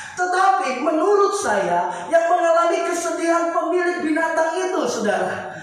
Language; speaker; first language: Indonesian; native; Indonesian